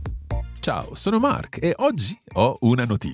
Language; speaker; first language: Italian; non-native, fluent; English